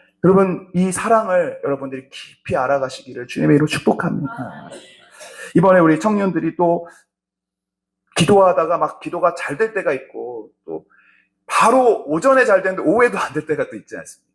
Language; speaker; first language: Korean; native; Korean